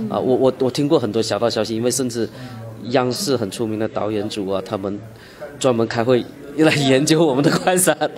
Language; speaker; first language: Chinese; non-native, local second language; Cantonese